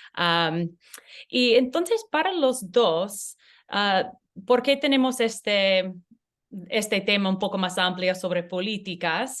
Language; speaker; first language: Spanish; non-native, learner; English